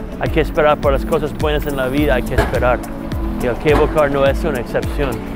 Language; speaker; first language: Spanish; non-native, fluent; English